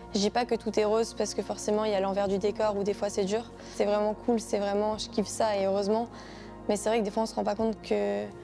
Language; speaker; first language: French; early bilingual, other home language; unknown